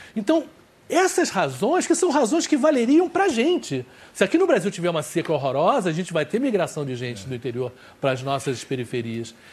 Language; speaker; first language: Portuguese; native; Portuguese